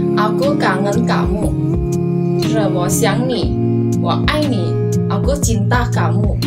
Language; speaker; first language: Chinese; non-native, fluent; Indonesian